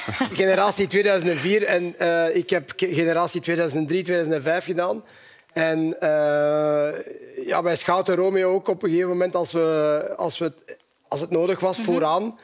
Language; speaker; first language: Dutch; native; Dutch